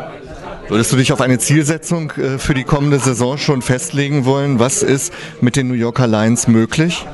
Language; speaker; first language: German; native; German